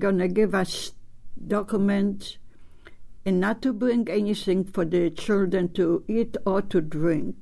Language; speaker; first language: English; non-native, learner; Polish